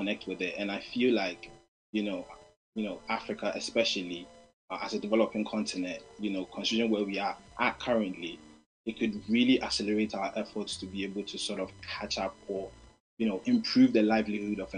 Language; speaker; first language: English; non-native, local second language; Akan